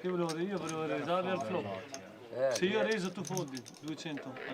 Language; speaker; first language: Italian; non-native, fluent; Albanian